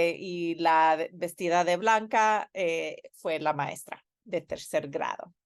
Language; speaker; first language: Spanish; non-native, fluent; English